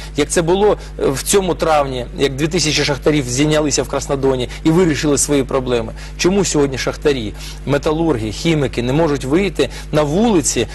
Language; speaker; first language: Ukrainian; non-native, local second language; Russian